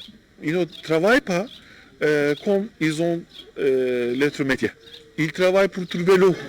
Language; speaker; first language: French; non-native, learner; Turkish